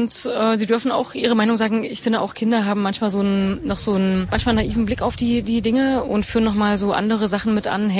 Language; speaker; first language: German; native; German